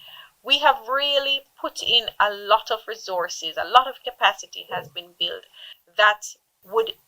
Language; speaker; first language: English; native; English